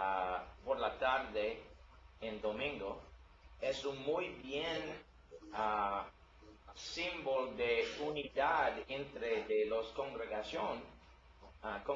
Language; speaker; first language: Spanish; non-native, learner; English